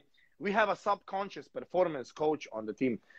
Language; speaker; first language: English; non-native, fluent; Slovenian